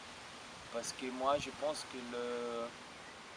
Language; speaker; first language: French; non-native, fluent; Portuguese